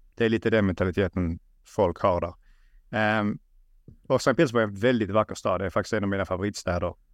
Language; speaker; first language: Swedish; early bilingual, other home language; Russian